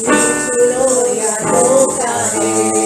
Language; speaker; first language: Spanish; native; Spanish